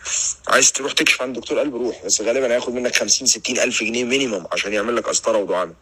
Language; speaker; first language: Arabic; native; Arabic